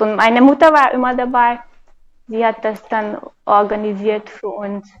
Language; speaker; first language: German; non-native, fluent; Hungarian